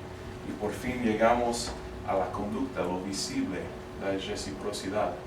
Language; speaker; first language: Spanish; non-native, fluent; English